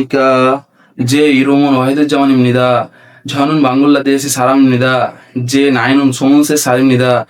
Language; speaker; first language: Korean; non-native, learner; Bangla